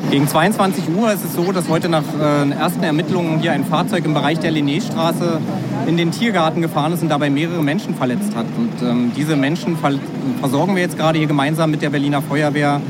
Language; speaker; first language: German; native; German